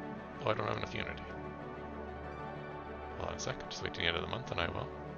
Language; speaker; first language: English; native; English